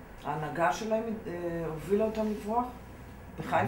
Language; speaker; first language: Hebrew; native; Hebrew